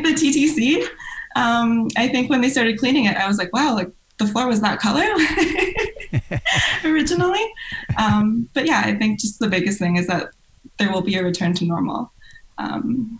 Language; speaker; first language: English; non-native, local second language; Cantonese